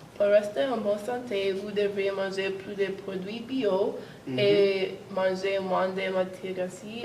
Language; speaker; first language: French; non-native, learner; English